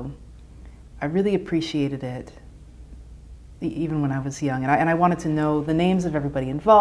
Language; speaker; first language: English; native; English